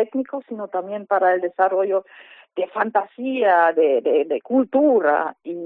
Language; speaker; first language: Spanish; non-native, fluent; German